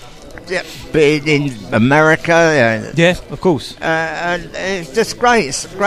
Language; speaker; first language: English; native; English